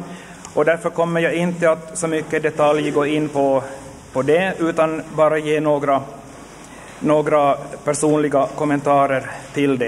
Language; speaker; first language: Swedish; native; Swedish